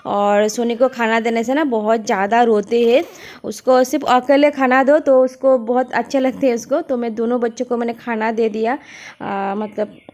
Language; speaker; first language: Hindi; non-native, local second language; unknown